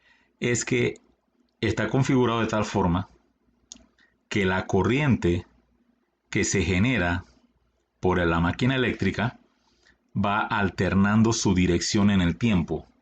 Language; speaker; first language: Spanish; native; Spanish